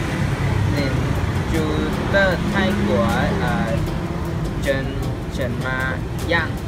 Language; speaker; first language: Chinese; non-native, learner; Thai